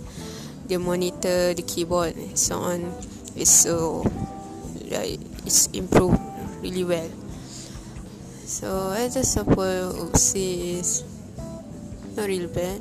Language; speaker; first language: English; non-native, local second language; Malay